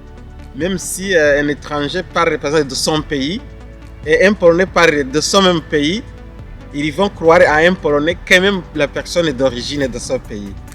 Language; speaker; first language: French; non-native, local second language; Kinyarwanda